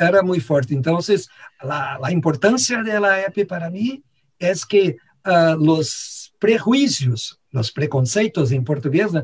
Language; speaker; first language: Spanish; non-native, fluent; Portuguese